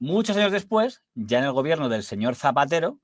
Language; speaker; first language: Spanish; native; Spanish